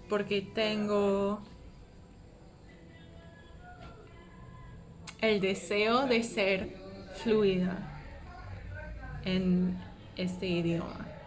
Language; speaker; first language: Spanish; non-native, learner; English